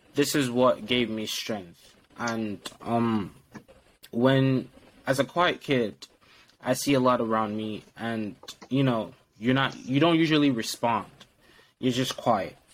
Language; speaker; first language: English; non-native, local second language; Yoruba